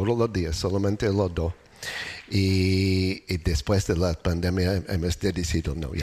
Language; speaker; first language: Spanish; non-native, learner; English